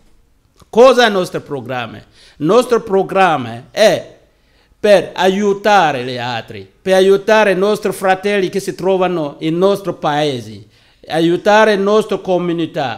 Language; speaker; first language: Italian; non-native, learner; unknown